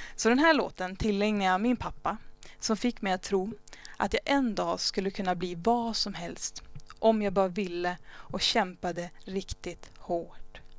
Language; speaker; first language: Swedish; early bilingual, other home language; Spanish